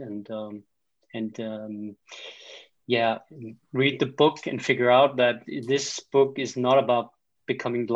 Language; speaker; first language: English; non-native, fluent; Danish